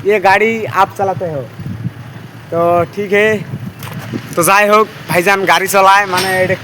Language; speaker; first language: Hindi; non-native, learner; Bangla